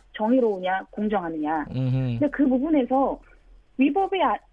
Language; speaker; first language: Korean; native; Korean